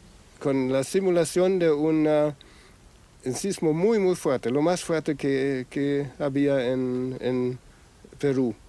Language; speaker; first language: Spanish; non-native, fluent; German